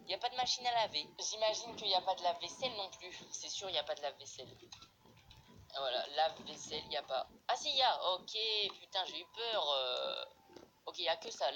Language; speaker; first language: French; native; French